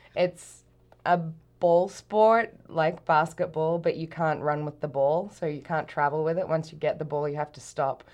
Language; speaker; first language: English; native; English